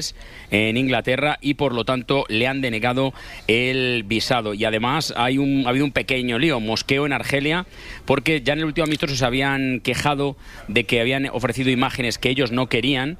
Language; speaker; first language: Spanish; native; Spanish